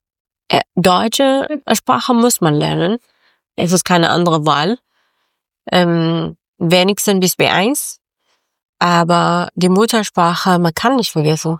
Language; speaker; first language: German; non-native, learner; Persian